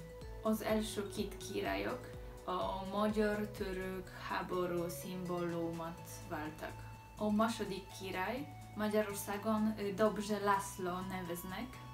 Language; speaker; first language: Hungarian; non-native, learner; Polish